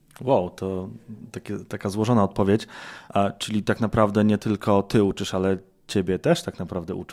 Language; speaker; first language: Polish; native; Polish